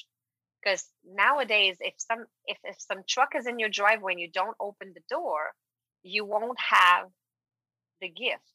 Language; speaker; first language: English; non-native, fluent; French